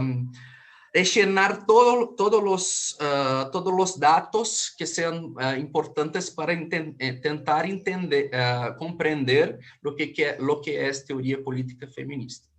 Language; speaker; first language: Spanish; non-native, fluent; Portuguese